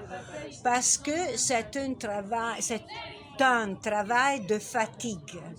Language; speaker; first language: French; non-native, learner; Italian